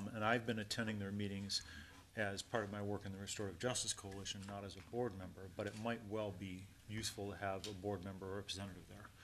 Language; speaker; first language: English; native; English